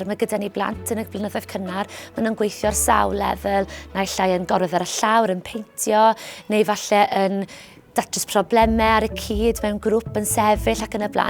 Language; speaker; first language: Welsh; native; Welsh